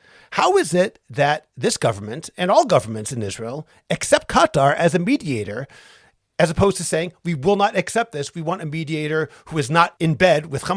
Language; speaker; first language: English; native; English